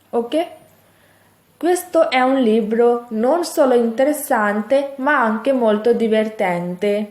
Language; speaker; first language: Italian; non-native, fluent; Urdu